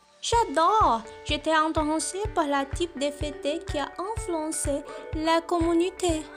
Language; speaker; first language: French; non-native, learner; Portuguese